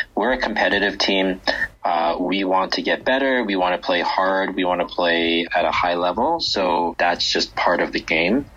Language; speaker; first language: English; native; English